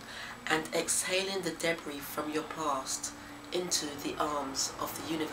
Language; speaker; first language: English; native; English